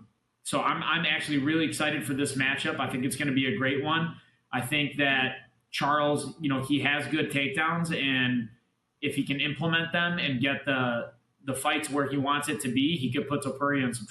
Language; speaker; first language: English; native; English